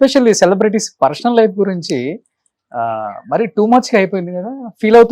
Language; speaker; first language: Telugu; native; Telugu